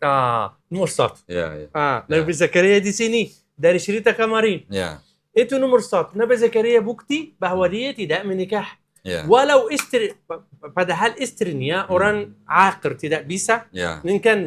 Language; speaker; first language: Indonesian; non-native, learner; Arabic